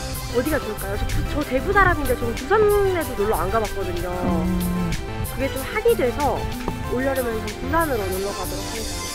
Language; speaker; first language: Korean; native; Korean